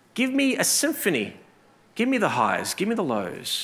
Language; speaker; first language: English; native; English